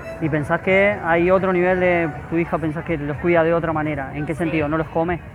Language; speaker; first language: Spanish; native; Spanish